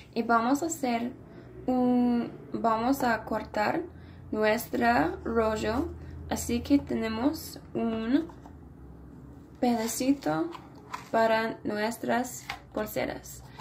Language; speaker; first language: Spanish; non-native, fluent; English